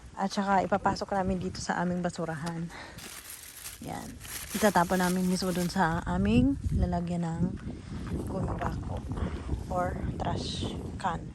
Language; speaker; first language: Filipino; native; Filipino